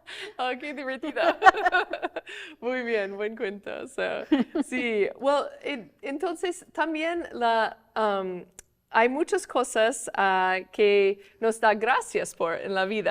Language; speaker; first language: Spanish; non-native, fluent; English